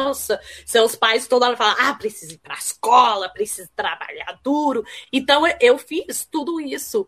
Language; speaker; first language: Portuguese; early bilingual, heritage; Portuguese